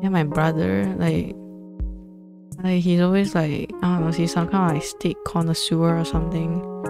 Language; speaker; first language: English; native; English